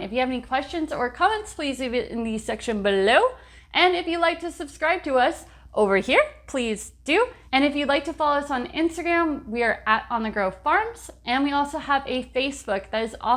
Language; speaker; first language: English; native; English